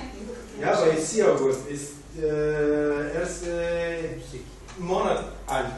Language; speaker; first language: German; non-native, learner; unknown